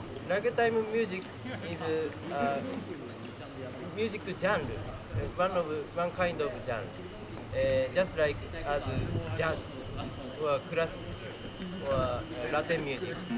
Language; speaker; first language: English; non-native, learner; Japanese